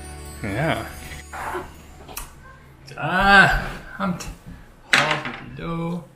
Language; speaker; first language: Mongolian; non-native, learner; English